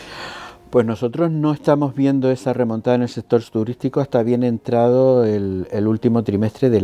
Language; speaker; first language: Spanish; native; Spanish